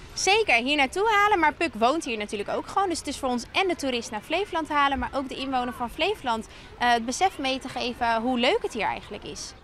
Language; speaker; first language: Dutch; native; Dutch